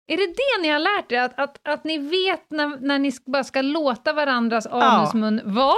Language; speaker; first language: Swedish; native; Swedish